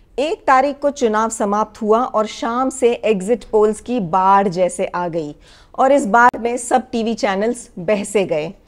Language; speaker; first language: Hindi; native; Hindi